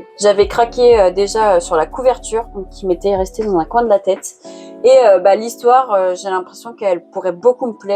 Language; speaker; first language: French; native; French